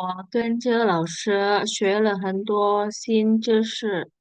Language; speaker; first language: Chinese; non-native, fluent; Indonesian